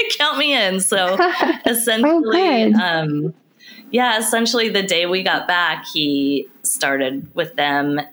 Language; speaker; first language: English; native; English